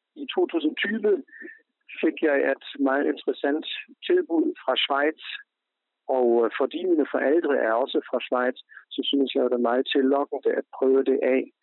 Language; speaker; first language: Danish; early bilingual, other home language; German